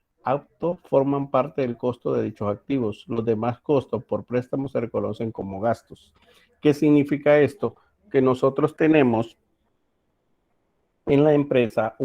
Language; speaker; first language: Spanish; native; Spanish